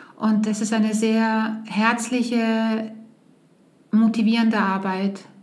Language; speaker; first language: German; native; German